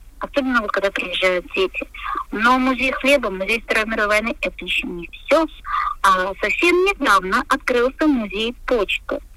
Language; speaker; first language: Russian; native; Russian